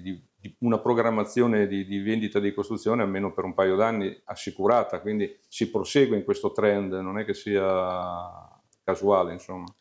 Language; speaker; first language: Italian; native; Italian